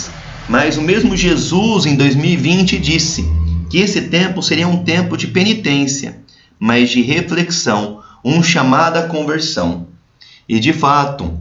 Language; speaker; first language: Portuguese; native; Portuguese